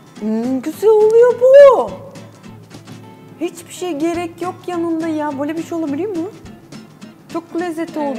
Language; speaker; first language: Turkish; non-native, learner; Portuguese